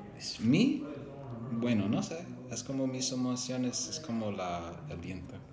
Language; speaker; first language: Spanish; non-native, learner; English